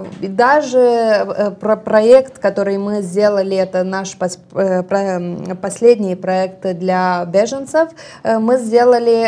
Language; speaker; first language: Russian; non-native, local second language; Romanian